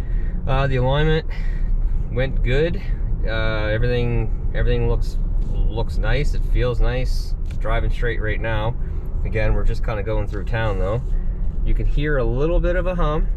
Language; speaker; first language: English; native; English